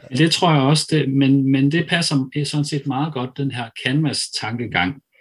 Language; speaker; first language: Danish; native; Danish